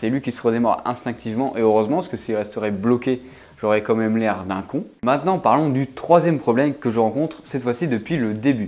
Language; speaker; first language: French; native; French